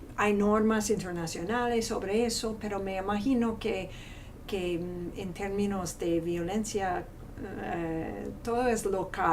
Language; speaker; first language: Spanish; non-native, fluent; English